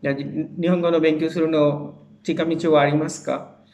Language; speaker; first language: Japanese; non-native, fluent; Bangla